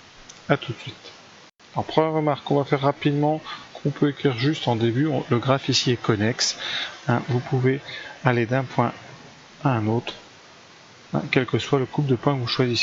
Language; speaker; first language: French; native; French